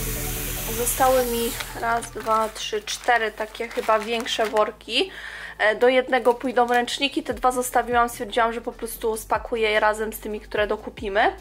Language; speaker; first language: Polish; native; Polish